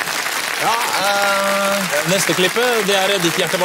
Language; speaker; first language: Norwegian; native; Norwegian